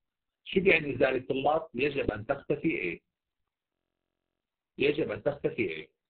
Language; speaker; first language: Arabic; native; Arabic